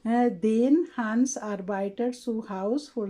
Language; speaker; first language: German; non-native, fluent; Urdu